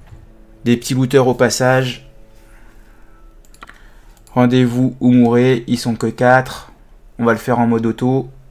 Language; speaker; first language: French; native; French